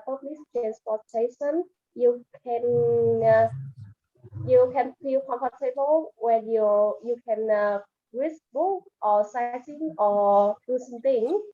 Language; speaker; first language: English; non-native, learner; Vietnamese